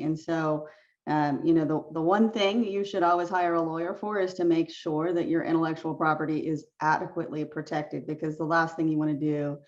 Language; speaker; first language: English; native; English